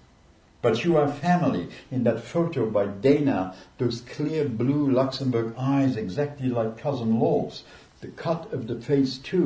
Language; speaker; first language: English; non-native, fluent; Luxembourgish